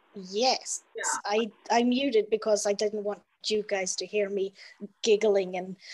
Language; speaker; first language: English; non-native, fluent; Norwegian